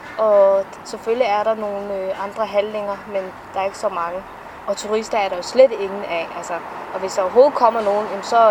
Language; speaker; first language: Danish; early bilingual, other home language; Somali